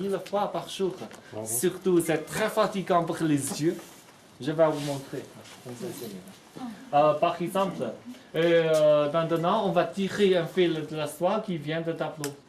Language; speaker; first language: French; non-native, fluent; Chinese